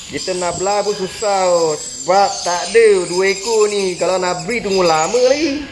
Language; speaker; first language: Malay; non-native, local second language; Chinese